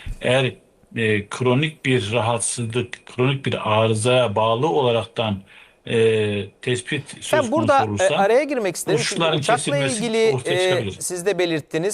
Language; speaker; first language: Turkish; native; Turkish